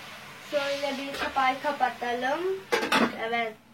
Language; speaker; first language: Turkish; non-native, learner; Urdu